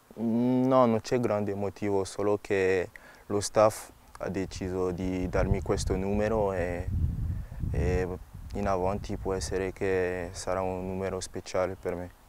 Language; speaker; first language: Italian; non-native, fluent; French